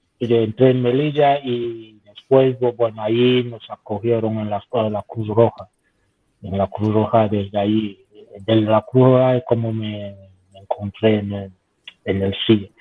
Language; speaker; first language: Spanish; non-native, fluent; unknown